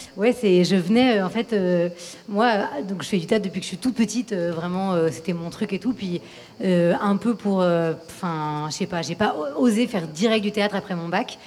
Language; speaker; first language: French; native; French